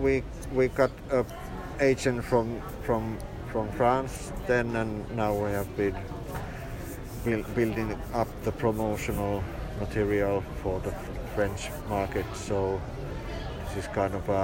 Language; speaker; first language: English; non-native, fluent; Finnish